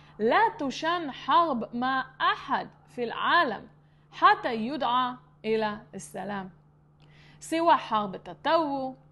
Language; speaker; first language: Arabic; non-native, fluent; Hebrew